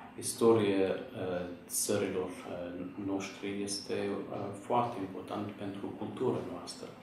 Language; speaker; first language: Romanian; non-native, fluent; English